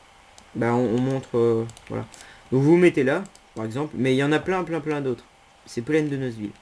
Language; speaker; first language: French; native; French